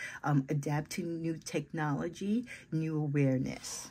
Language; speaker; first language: English; native; English